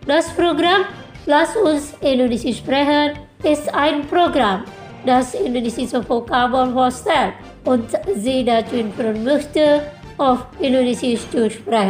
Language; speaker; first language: German; non-native, fluent; Indonesian